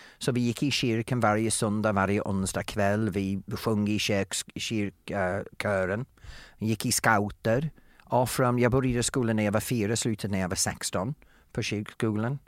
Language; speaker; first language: Swedish; non-native, fluent; English